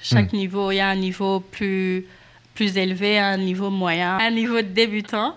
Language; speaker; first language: French; non-native, local second language; Kinyarwanda